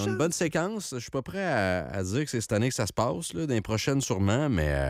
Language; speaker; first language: French; native; French